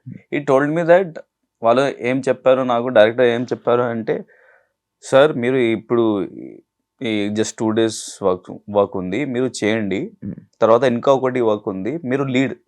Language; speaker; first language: Telugu; non-native, learner; Hindi